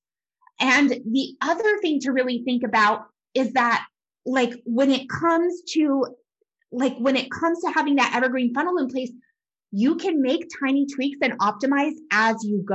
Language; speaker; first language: English; native; English